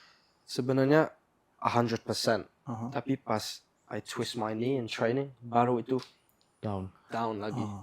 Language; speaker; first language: Indonesian; early bilingual, heritage; English